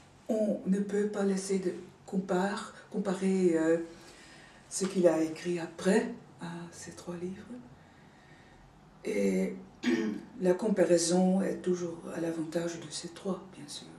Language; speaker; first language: French; non-native, fluent; Dutch